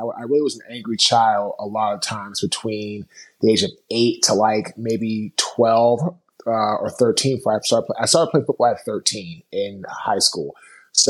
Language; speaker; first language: English; native; English